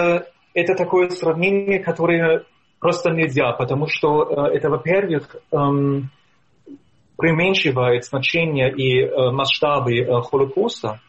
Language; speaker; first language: Russian; non-native, fluent; German